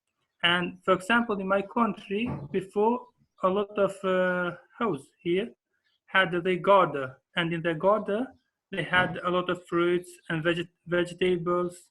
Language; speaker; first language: English; non-native, learner; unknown